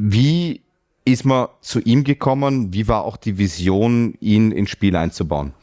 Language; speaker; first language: German; native; German